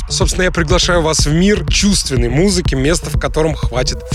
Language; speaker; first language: Russian; native; Russian